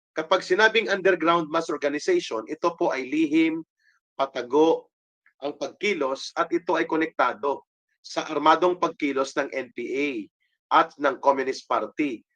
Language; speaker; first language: Filipino; non-native, local second language; Hiligaynon